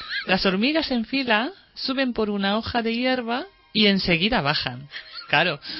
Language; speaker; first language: Spanish; non-native, fluent; Japanese